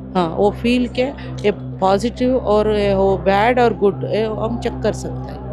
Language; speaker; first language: Hindi; non-native, local second language; Kannada